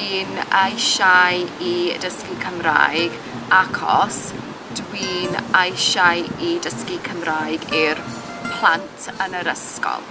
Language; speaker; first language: Welsh; non-native, learner; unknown